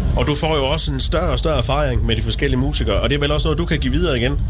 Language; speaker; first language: Danish; non-native, fluent; Dutch